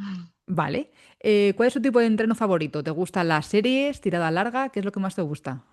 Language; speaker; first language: Spanish; native; Spanish